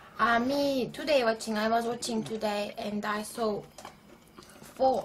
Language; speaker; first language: English; non-native, learner; Turkish